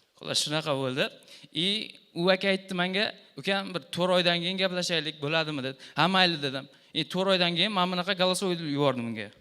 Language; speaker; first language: Uzbek; non-native, local second language; Kara-Kalpak